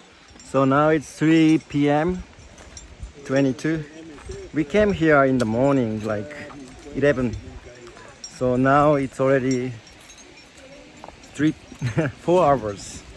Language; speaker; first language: English; non-native, learner; Japanese